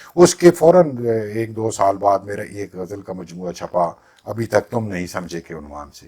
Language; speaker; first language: Urdu; non-native, local second language; Punjabi